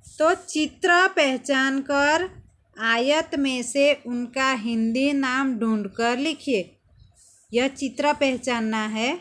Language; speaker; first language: Hindi; non-native, local second language; Gujarati